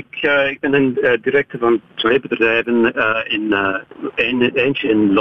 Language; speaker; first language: Dutch; non-native, fluent; English